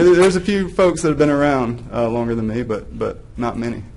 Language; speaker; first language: English; native; English